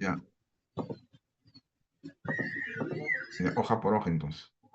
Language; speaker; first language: Spanish; native; Spanish